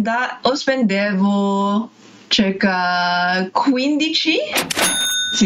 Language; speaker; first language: Italian; non-native, learner; English